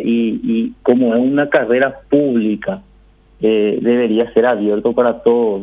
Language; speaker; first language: Spanish; native; Spanish